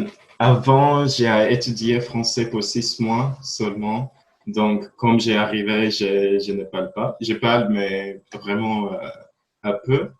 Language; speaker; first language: French; non-native, learner; Latvian